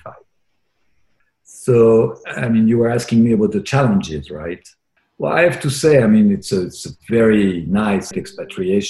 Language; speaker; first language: English; non-native, fluent; French